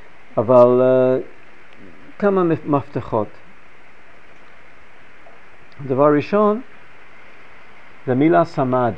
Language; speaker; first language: Hebrew; non-native, fluent; English